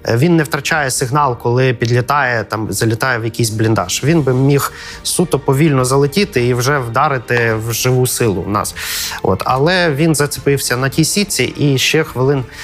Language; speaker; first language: Ukrainian; native; Ukrainian